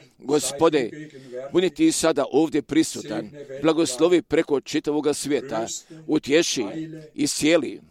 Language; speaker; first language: Croatian; early bilingual, heritage; Croatian